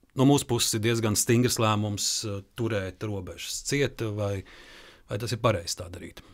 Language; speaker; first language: Latvian; native; Latvian